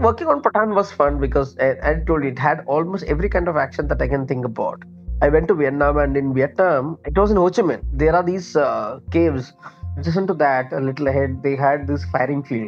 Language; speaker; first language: English; non-native, local second language; Malayalam